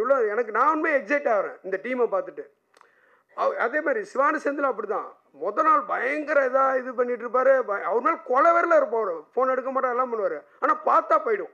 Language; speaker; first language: Tamil; native; Tamil